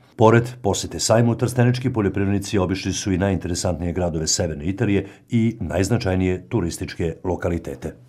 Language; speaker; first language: Serbian; native; Serbian